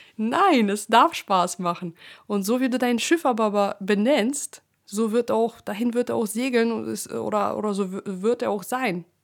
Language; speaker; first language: German; early bilingual, other home language; Russian